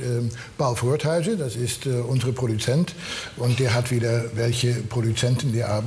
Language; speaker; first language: German; non-native, learner; Dutch